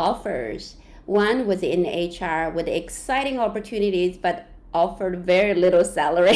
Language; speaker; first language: English; non-native, fluent; Chinese